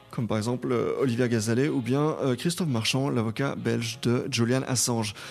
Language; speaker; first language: French; native; French